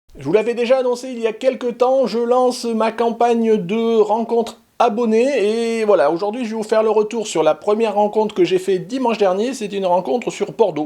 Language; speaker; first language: French; native; French